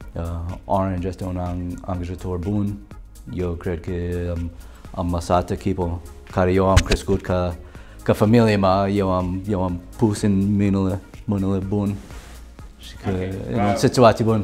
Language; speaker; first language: Romanian; non-native, learner; English